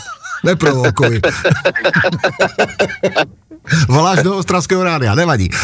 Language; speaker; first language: Czech; native; Czech